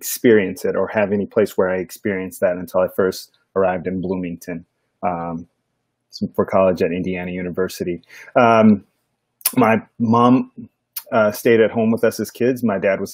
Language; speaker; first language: English; native; English